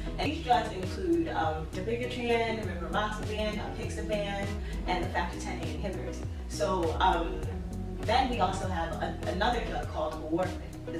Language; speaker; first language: English; native; English